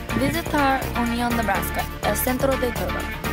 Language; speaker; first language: Spanish; non-native, learner; English